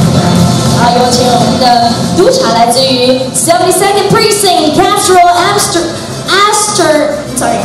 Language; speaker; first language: Chinese; native; Chinese